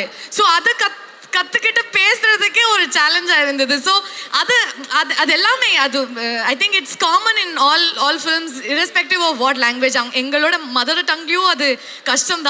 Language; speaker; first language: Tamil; non-native, local second language; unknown